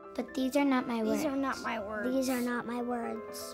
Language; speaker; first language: English; native; English